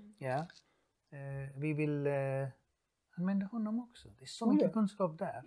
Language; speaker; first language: Swedish; non-native, fluent; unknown